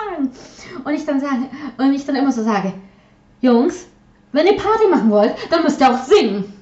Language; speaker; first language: German; early bilingual, other home language; Polish